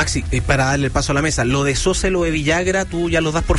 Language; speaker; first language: Spanish; native; Spanish